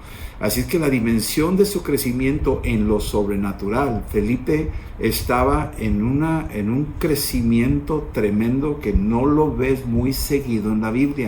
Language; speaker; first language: Spanish; native; Spanish